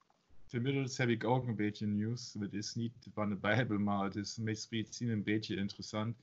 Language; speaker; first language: Dutch; non-native, learner; German